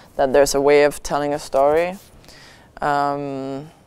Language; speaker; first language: English; non-native, fluent; Danish